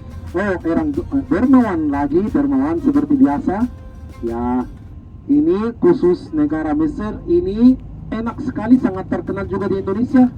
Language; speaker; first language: Indonesian; non-native, fluent; Arabic